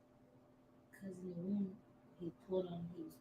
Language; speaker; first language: English; native; English